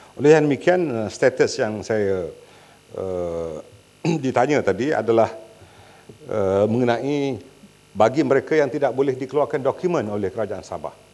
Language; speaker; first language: Malay; native; Malay